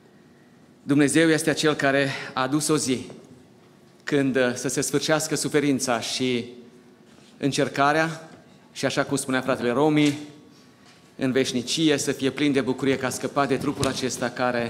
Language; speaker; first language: Romanian; native; Romanian